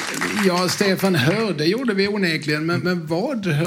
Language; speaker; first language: Swedish; native; Swedish